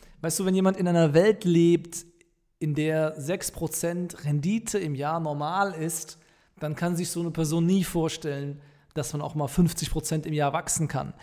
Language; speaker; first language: German; native; German